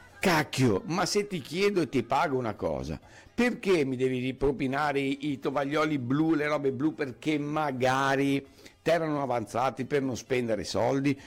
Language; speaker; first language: Italian; native; Italian